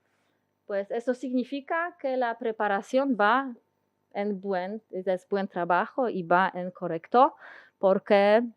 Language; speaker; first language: Spanish; non-native, learner; Polish